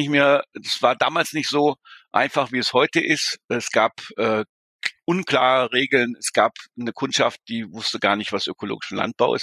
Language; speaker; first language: German; native; German